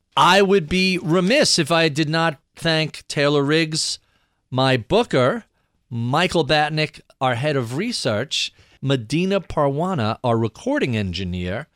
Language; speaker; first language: English; native; English